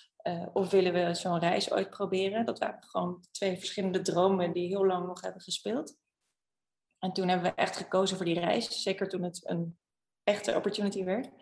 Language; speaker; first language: Dutch; native; Dutch